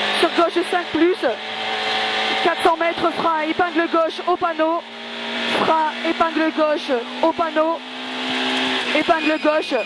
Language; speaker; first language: French; native; French